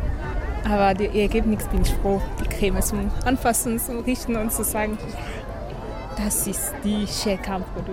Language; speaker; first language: German; non-native, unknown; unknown